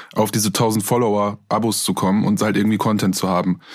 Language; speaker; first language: German; native; German